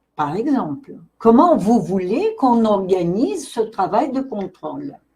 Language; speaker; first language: French; non-native, fluent; Russian